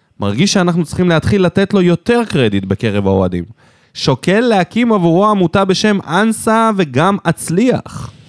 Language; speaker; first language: Hebrew; native; Hebrew